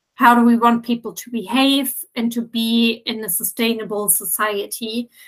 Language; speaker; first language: English; non-native, fluent; German